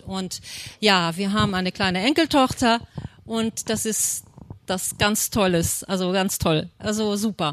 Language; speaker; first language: German; early bilingual, other home language; Portuguese